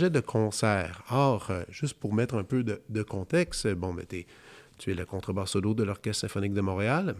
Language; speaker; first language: French; native; French